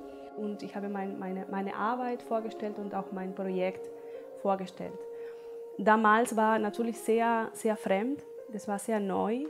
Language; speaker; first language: German; non-native, fluent; Spanish